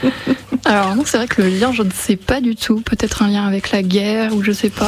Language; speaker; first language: French; native; French